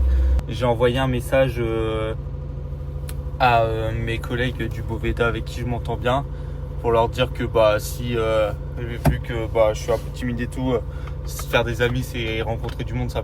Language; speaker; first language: French; native; French